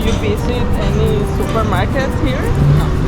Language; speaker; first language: English; non-native, learner; Spanish